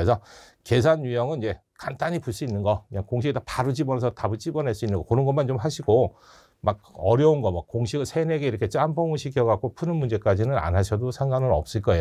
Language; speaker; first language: Korean; native; Korean